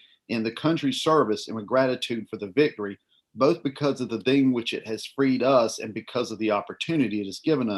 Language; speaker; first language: English; native; English